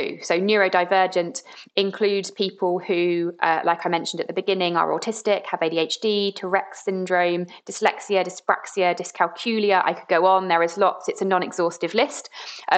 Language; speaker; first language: English; native; English